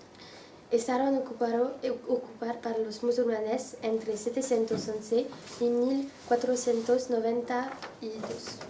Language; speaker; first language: Spanish; non-native, learner; French